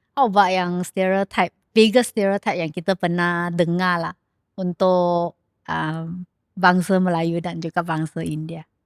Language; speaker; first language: Malay; non-native, local second language; Chinese